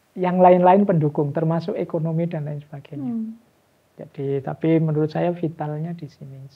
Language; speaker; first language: Indonesian; non-native, local second language; Javanese